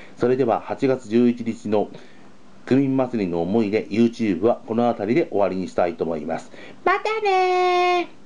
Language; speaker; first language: Japanese; native; Japanese